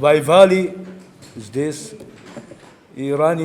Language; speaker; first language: Russian; non-native, learner; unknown